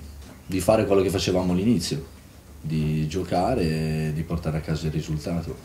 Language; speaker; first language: Italian; native; Italian